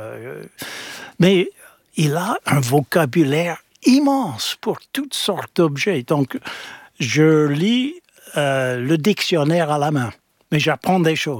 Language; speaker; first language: French; non-native, fluent; English